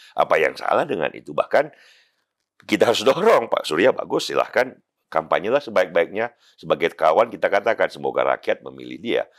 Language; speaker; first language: Indonesian; native; Indonesian